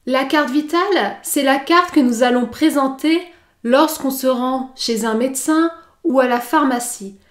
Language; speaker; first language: French; native; French